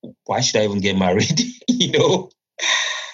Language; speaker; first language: English; non-native, local second language; Yoruba